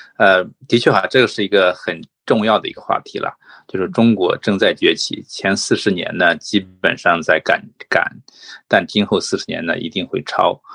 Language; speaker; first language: Chinese; native; Chinese